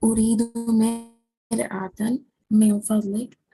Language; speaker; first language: Arabic; non-native, learner; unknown